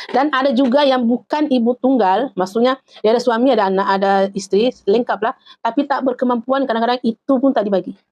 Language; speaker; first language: Malay; native; Malay